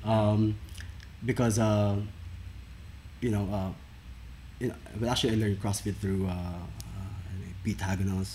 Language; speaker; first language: English; non-native, local second language; Filipino